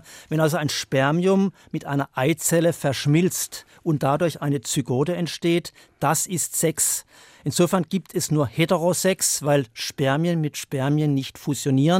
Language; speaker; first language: German; native; German